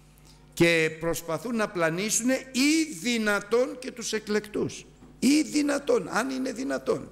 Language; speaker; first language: Greek; native; Greek